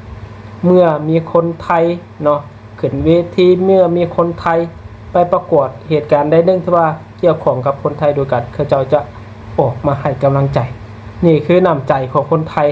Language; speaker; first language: Thai; non-native, local second language; Lao